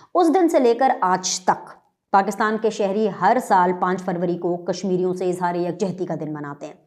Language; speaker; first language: Urdu; native; Urdu